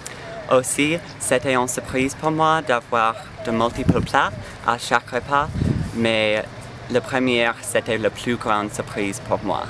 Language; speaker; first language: French; non-native, fluent; English